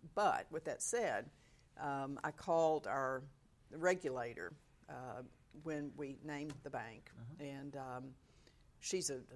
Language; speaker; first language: English; native; English